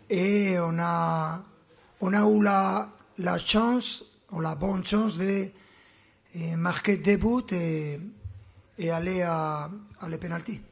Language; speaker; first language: French; non-native, fluent; Spanish